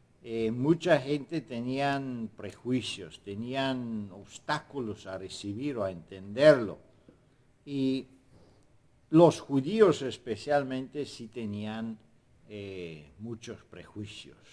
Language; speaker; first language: Spanish; non-native, fluent; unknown